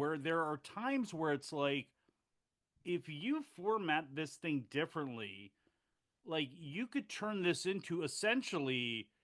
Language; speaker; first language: English; native; English